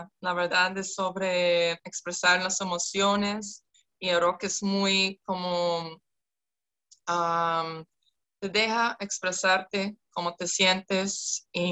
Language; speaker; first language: Spanish; non-native, fluent; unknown